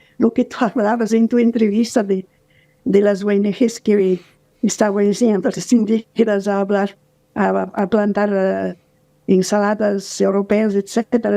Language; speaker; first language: Spanish; non-native, fluent; Portuguese